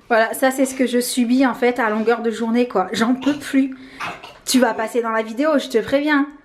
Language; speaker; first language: French; native; French